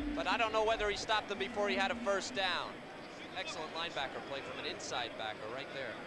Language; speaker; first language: English; native; English